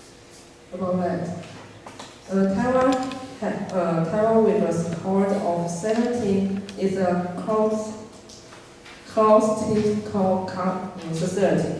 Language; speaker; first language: English; non-native, learner; Chinese